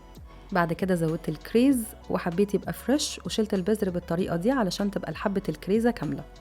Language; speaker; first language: Arabic; native; Arabic